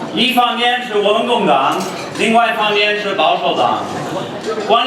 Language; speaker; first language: Chinese; non-native, fluent; English